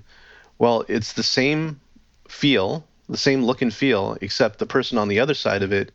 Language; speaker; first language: English; native; English